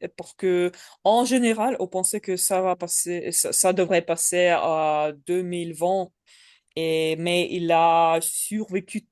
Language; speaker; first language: French; non-native, learner; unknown